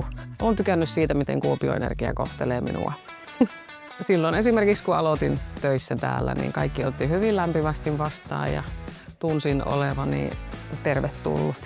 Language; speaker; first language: Finnish; native; Finnish